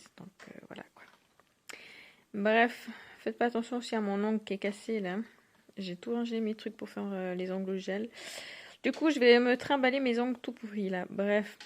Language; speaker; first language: French; native; French